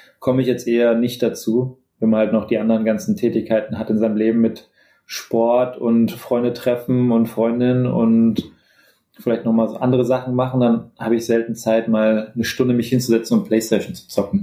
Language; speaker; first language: German; native; German